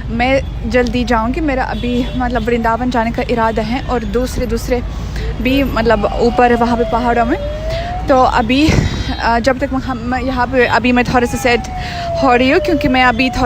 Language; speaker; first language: Hindi; non-native, fluent; Russian